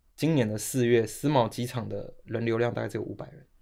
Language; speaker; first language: Chinese; native; Chinese